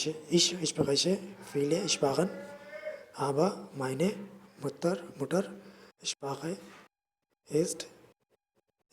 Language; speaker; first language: German; non-native, learner; Urdu